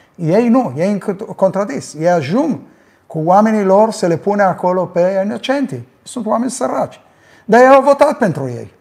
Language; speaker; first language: Romanian; early bilingual, heritage; Romanian